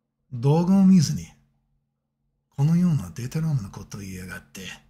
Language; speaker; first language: Japanese; non-native, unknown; English